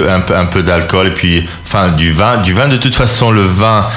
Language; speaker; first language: French; early bilingual, other home language; Spanish